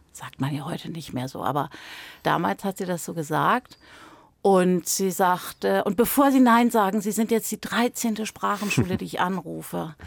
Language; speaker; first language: German; native; German